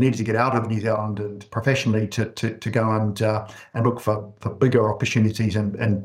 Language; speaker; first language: English; native; English